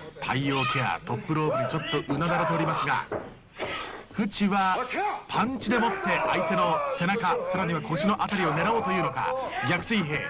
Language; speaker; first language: Japanese; native; Japanese